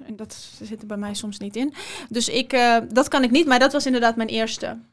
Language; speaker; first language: Dutch; early bilingual, other home language; Persian